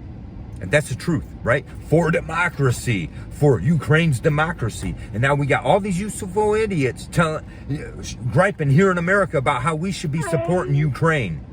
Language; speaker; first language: English; native; English